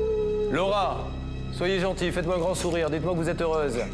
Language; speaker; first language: French; native; French